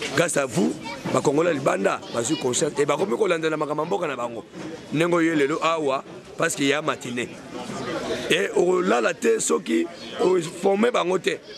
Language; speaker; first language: Lingala; native; Lingala